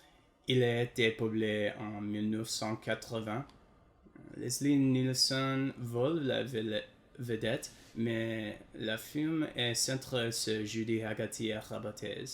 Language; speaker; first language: French; non-native, learner; English